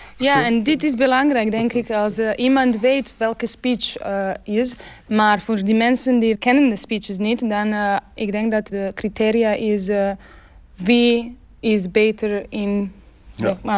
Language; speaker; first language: Dutch; non-native, learner; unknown